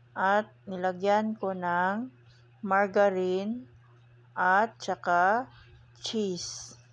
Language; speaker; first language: Filipino; non-native, local second language; Cebuano